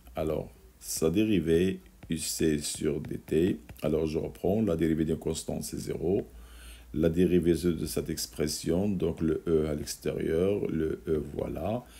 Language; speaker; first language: French; non-native, local second language; Arabic